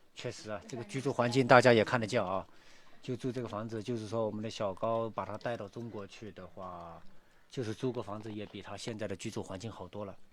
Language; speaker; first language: Chinese; native; Chinese